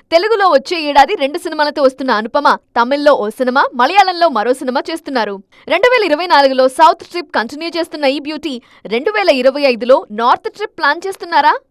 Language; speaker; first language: Telugu; native; Telugu